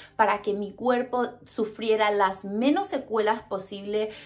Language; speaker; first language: Spanish; native; Spanish